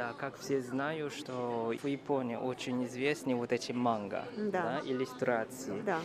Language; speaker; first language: Russian; non-native, fluent; Chinese